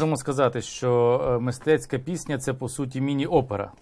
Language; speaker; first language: Ukrainian; native; Ukrainian